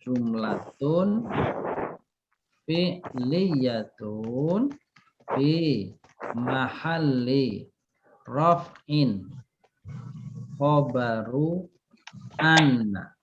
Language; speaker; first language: Arabic; non-native, fluent; Indonesian